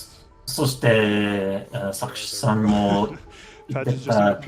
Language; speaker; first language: Japanese; non-native, learner; English